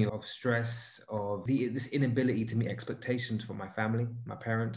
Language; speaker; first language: English; native; English